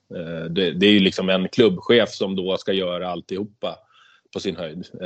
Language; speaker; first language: Swedish; native; Swedish